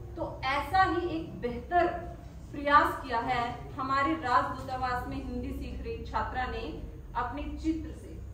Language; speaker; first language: Hindi; native; Hindi